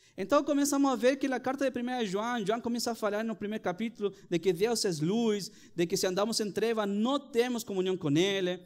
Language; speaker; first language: Portuguese; non-native, fluent; Spanish